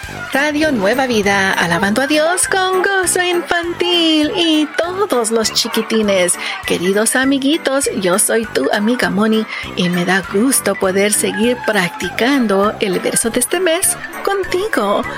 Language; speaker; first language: Spanish; native; Spanish